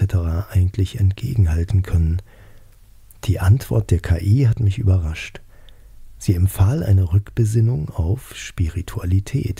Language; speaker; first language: German; native; German